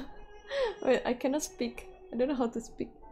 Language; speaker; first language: English; non-native, fluent; Indonesian